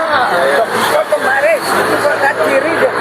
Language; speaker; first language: Greek; non-native, learner; Armenian